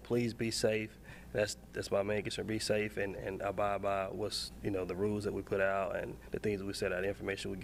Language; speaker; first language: English; native; English